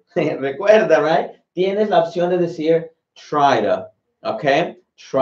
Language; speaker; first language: Spanish; native; Spanish